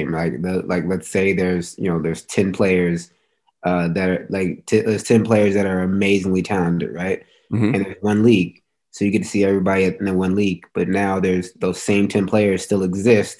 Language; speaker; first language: English; native; English